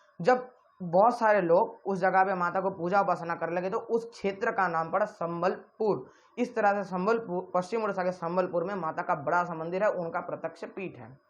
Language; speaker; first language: Hindi; non-native, local second language; Odia